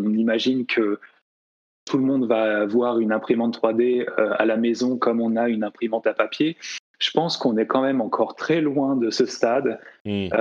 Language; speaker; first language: French; native; French